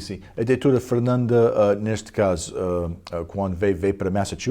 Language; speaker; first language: Portuguese; early bilingual, heritage; Portuguese